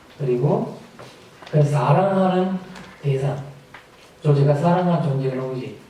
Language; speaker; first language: Korean; non-native, fluent; Sinhala